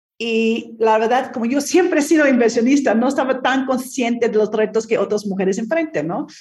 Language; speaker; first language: Spanish; non-native, fluent; English